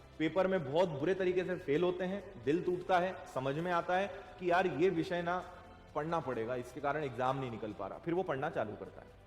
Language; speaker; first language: Hindi; native; Hindi